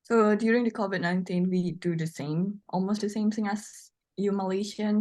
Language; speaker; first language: English; non-native, learner; Indonesian